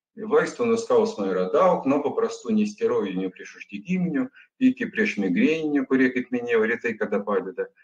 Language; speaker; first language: Lithuanian; non-native, local second language; Russian